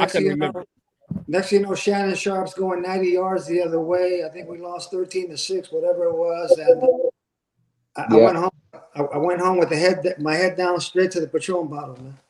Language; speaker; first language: English; native; English